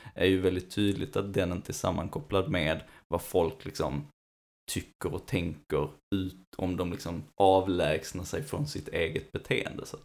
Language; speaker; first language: Swedish; native; Swedish